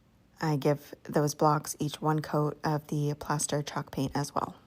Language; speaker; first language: English; native; English